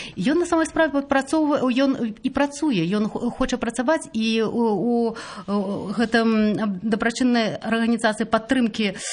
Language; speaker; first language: Belarusian; non-native, local second language; Russian